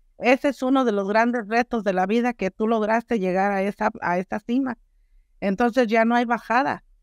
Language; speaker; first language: Spanish; native; Spanish